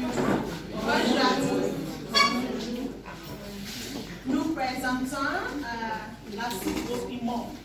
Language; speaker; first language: French; non-native, learner; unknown